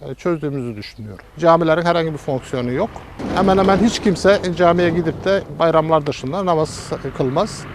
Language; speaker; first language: Turkish; native; Turkish